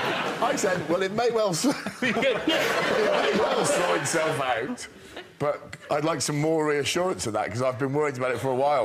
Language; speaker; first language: English; native; English